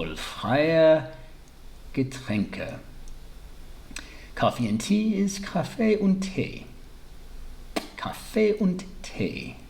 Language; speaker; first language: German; early bilingual, heritage; English